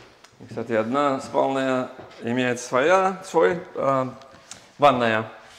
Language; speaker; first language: Russian; non-native, learner; English